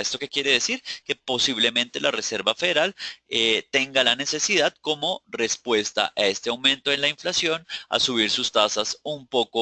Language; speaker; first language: Spanish; native; Spanish